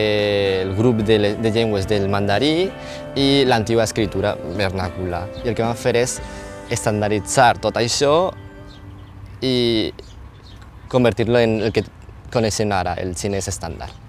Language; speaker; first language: Catalan; non-native, local second language; Chinese